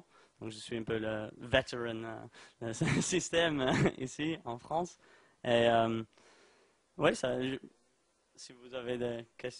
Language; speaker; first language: French; non-native, learner; Dutch